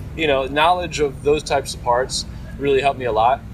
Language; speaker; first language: English; early bilingual, other home language; Italian